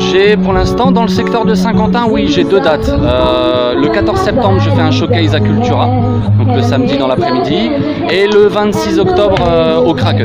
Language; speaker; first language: French; native; French